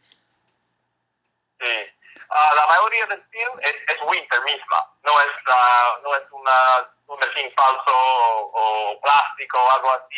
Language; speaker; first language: Spanish; non-native, fluent; English